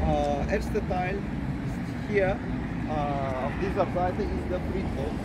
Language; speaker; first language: German; non-native, fluent; Azerbaijani